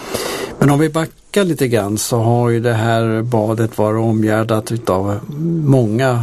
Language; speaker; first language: Swedish; native; Swedish